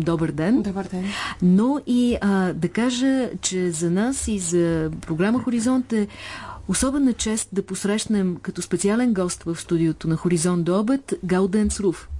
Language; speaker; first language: Bulgarian; native; Bulgarian